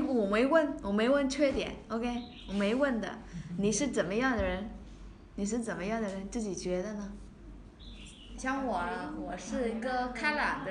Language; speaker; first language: Chinese; non-native, fluent; Vietnamese